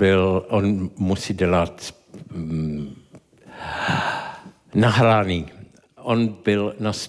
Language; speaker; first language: Czech; non-native, learner; English